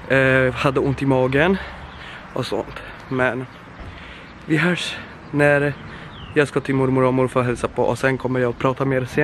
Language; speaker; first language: Swedish; early bilingual, other home language; Polish